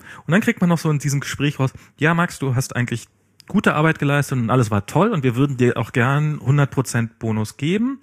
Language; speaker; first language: German; native; German